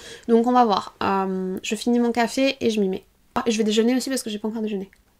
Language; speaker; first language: French; native; French